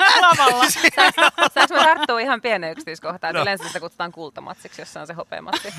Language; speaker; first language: Finnish; native; Finnish